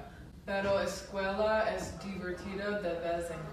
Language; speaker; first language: Spanish; non-native, learner; English